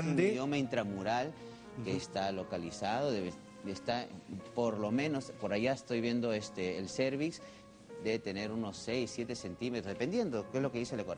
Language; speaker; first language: Spanish; native; Spanish